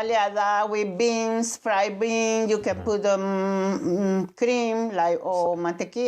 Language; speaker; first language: English; non-native, learner; Spanish